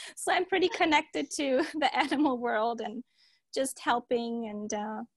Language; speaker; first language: English; early bilingual, heritage; German